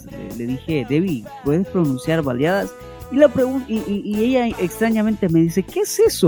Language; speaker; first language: Spanish; native; Spanish